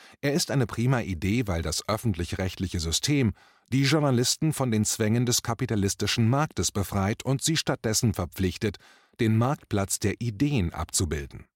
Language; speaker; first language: German; native; German